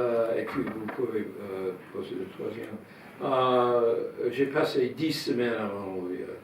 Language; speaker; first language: French; non-native, fluent; English